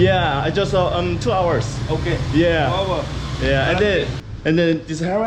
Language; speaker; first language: English; non-native, learner; Korean